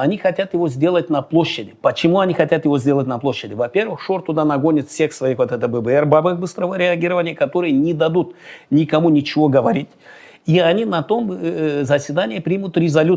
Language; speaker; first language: Russian; non-native, local second language; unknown